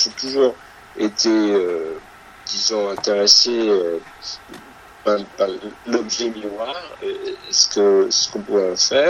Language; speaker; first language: French; non-native, fluent; Spanish